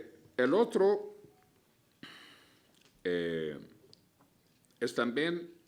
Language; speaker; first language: Spanish; non-native, fluent; Arabic